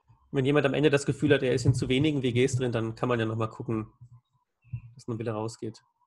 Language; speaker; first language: German; native; German